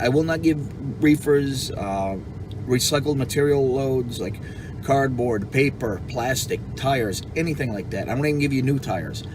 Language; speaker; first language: English; native; English